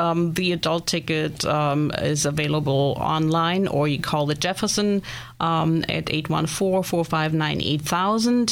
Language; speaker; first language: English; non-native, fluent; German